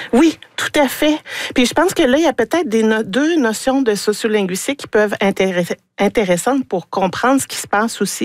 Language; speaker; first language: French; native; French